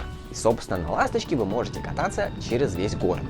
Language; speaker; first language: Russian; native; Russian